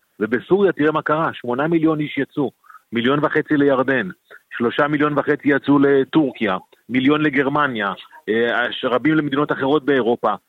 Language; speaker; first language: Hebrew; native; Hebrew